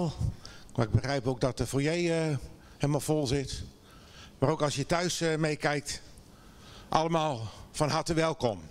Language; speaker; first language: Dutch; native; Dutch